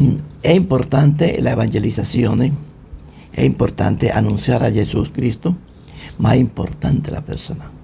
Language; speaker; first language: Italian; non-native, fluent; Spanish